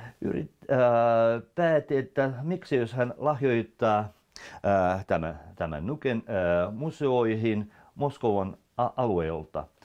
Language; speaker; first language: Finnish; non-native, fluent; Russian